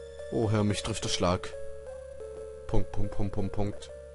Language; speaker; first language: German; native; German